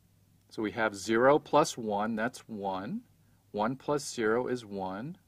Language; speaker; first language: English; native; English